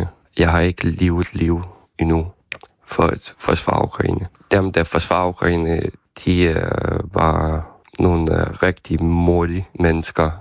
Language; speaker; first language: Danish; non-native, fluent; Ukrainian